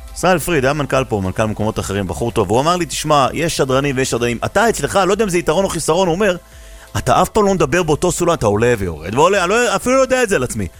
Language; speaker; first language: Hebrew; native; Hebrew